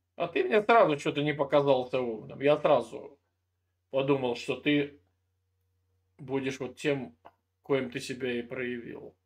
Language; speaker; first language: Russian; native; Russian